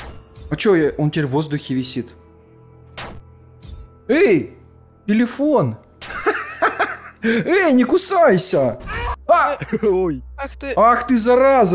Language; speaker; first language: Russian; native; Russian